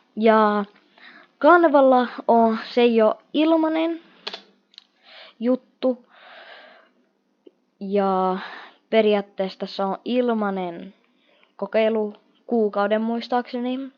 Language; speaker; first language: Finnish; non-native, fluent; Russian